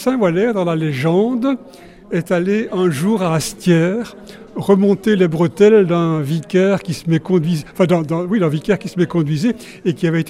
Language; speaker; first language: French; native; French